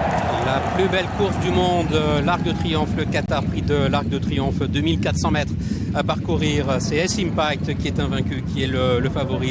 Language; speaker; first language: French; native; French